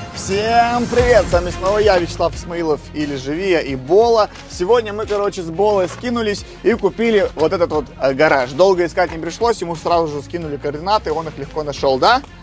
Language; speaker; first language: Russian; native; Russian